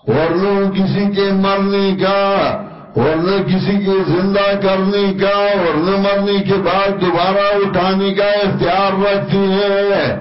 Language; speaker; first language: Urdu; non-native, local second language; Pashto